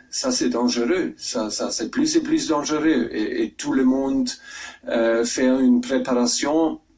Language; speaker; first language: French; non-native, fluent; German